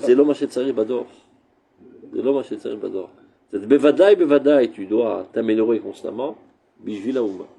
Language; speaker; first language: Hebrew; non-native, fluent; French